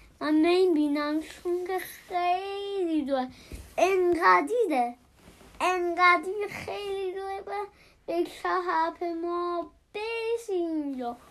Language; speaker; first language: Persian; early bilingual, heritage; Persian